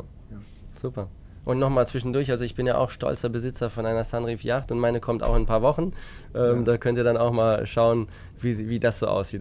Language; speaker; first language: German; native; German